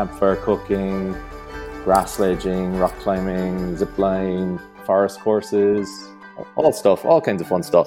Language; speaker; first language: English; native; English